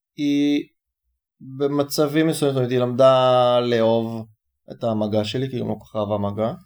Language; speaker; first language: Hebrew; native; Hebrew